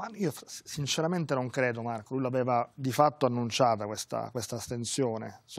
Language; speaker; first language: Italian; native; Italian